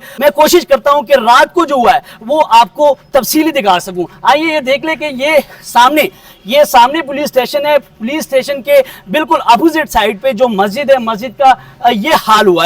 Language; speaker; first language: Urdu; non-native, local second language; Pashto